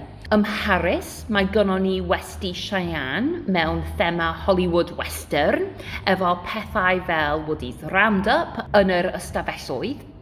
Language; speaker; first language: Welsh; non-native, learner; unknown